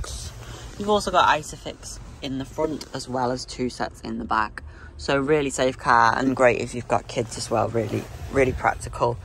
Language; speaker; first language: English; native; English